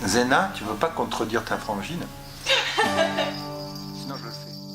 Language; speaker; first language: French; native; French